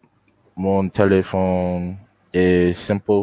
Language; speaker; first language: French; non-native, learner; English